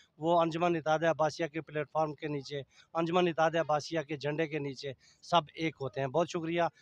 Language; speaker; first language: Urdu; non-native, local second language; Northern Hindko